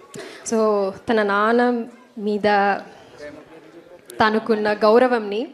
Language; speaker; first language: Telugu; non-native, learner; Malayalam